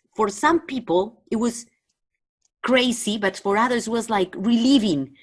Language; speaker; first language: English; non-native, fluent; Spanish